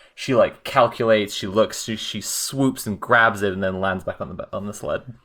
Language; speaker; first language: English; native; English